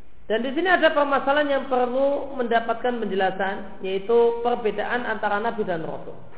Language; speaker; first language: Indonesian; native; Indonesian